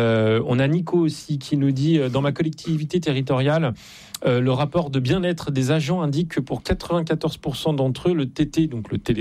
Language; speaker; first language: French; native; French